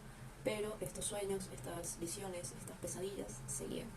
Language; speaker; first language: Spanish; native; Spanish